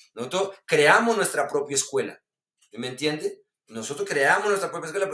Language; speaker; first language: Spanish; early bilingual, heritage; French